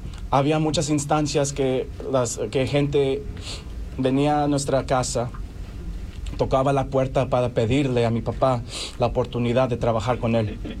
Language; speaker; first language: Spanish; early bilingual, heritage; Spanish